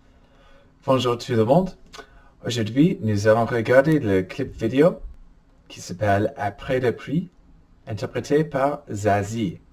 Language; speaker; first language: French; non-native, fluent; English